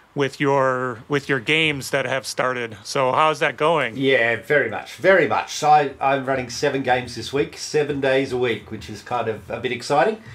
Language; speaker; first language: English; native; English